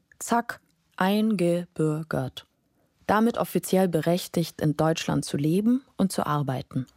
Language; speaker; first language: German; non-native, fluent; Lithuanian